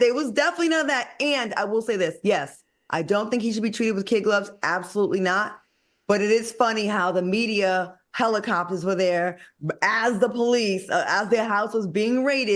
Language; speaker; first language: English; native; English